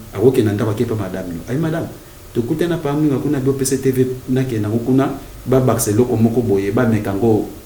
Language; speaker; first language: Lingala; non-native, local second language; Kongo